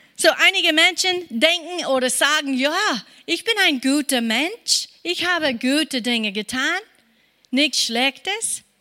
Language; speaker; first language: German; non-native, fluent; English